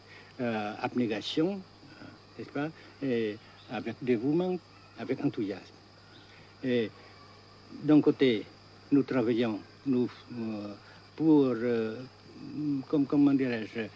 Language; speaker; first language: French; non-native, local second language; Vietnamese